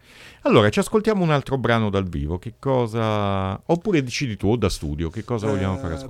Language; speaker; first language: Italian; native; Italian